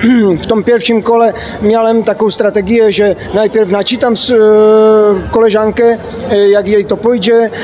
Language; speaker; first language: Polish; non-native, learner; Czech